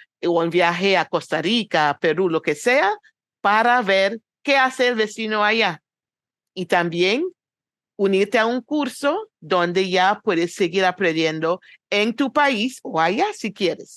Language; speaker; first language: Spanish; non-native, fluent; English